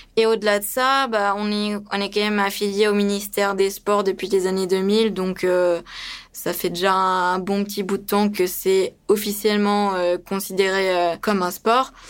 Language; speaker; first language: French; early bilingual, other home language; Romanian